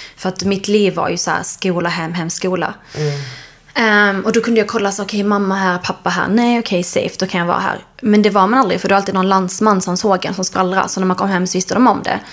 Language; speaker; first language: Swedish; early bilingual, other home language; Arabic